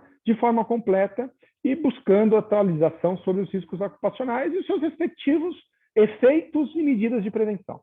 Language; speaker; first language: Portuguese; native; Portuguese